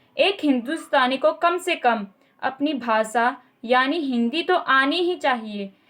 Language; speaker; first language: Hindi; native; Hindi